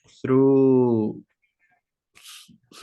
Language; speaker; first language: English; non-native, learner; Spanish